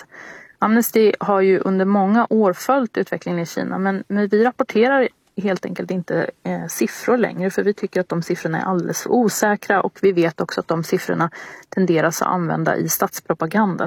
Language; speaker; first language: Swedish; native; Swedish